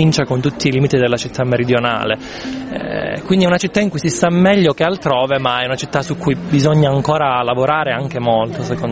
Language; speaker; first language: Italian; native; Italian